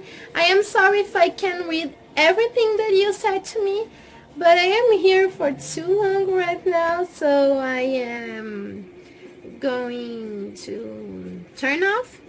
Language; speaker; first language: English; non-native, fluent; Portuguese